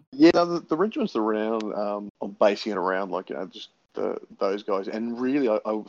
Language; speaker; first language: English; native; English